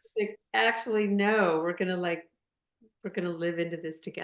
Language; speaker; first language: English; native; English